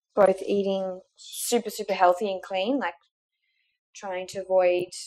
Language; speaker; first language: English; native; English